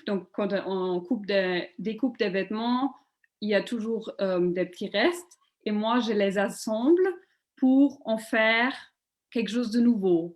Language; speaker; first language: French; non-native, local second language; German